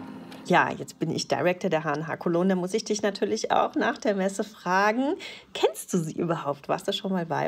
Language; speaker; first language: German; native; German